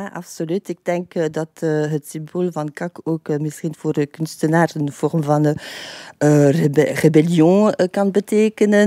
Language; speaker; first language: Dutch; non-native, fluent; French